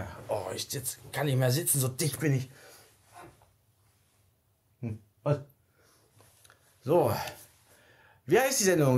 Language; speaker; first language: German; native; German